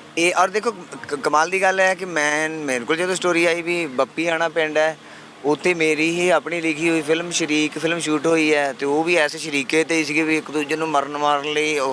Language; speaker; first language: Punjabi; native; Punjabi